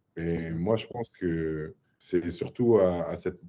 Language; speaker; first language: French; native; French